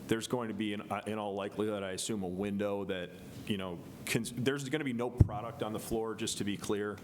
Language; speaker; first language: English; native; English